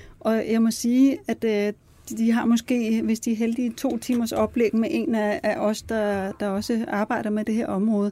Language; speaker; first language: Danish; early bilingual, other home language; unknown